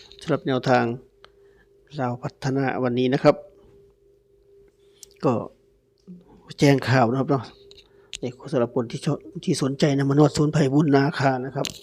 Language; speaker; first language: Thai; native; Thai